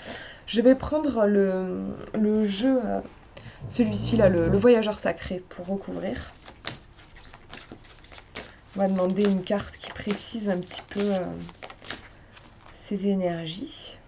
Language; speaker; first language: French; native; French